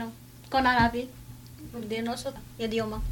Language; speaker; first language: Spanish; non-native, learner; Arabic